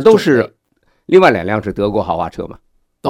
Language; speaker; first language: Chinese; native; Chinese